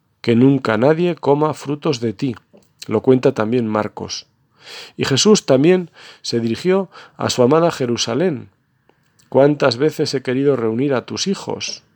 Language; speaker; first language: Spanish; native; Spanish